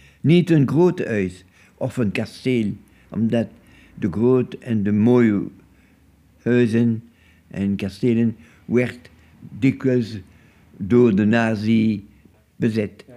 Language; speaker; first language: Dutch; non-native, local second language; French